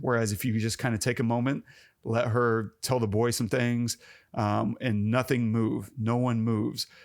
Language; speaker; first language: English; native; English